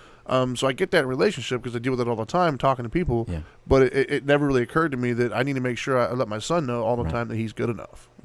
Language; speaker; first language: English; native; English